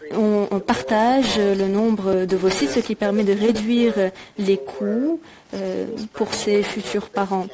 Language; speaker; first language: French; native; French